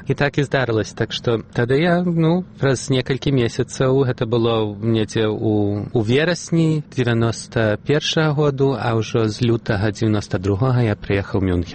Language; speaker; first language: Belarusian; early bilingual, heritage; Belarusian